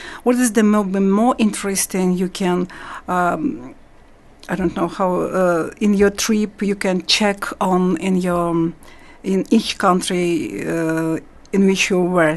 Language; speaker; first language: English; non-native, learner; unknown